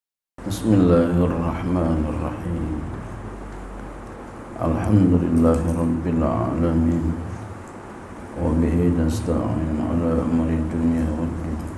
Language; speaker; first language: Arabic; non-native, fluent; Indonesian